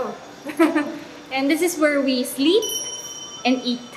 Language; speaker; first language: English; non-native, fluent; Japanese